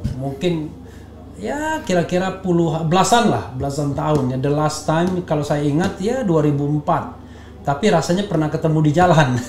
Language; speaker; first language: Indonesian; native; Indonesian